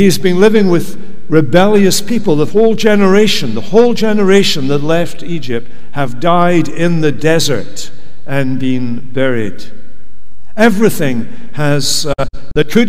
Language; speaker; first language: English; native; English